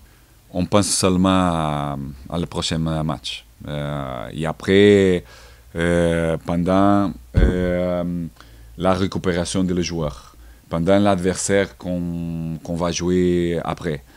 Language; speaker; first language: French; non-native, learner; Portuguese